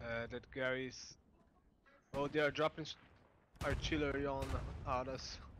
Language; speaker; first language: English; non-native, fluent; Portuguese